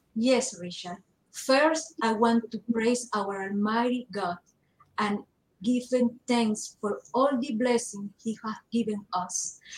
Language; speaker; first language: English; non-native, learner; Spanish